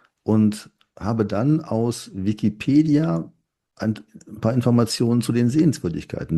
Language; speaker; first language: German; native; German